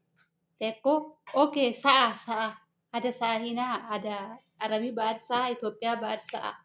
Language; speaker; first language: Arabic; non-native, learner; Oromo